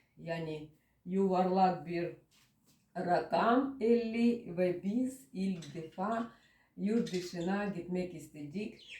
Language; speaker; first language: Turkish; non-native, learner; Russian